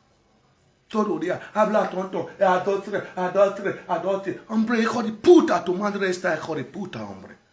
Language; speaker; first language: Spanish; non-native, learner; Bini